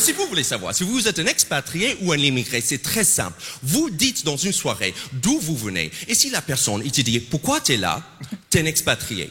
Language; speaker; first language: French; non-native, fluent; English